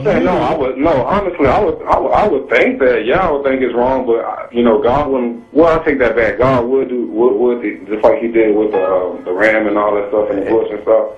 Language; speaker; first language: English; native; English